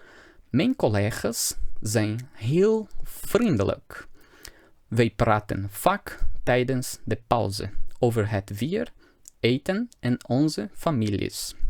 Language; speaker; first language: Dutch; non-native, fluent; Portuguese